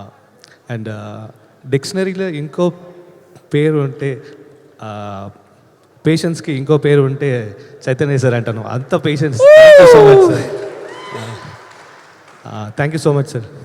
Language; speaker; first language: Telugu; non-native, learner; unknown